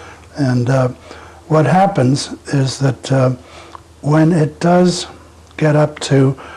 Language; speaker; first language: English; native; English